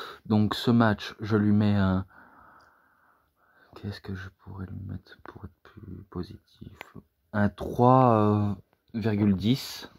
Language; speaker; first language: French; native; French